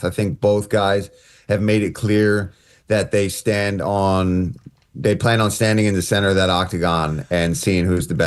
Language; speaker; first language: English; native; English